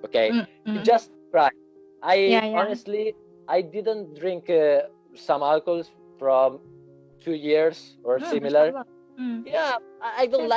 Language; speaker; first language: English; non-native, learner; Italian